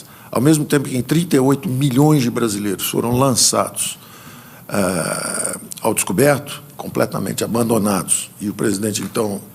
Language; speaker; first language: Portuguese; native; Portuguese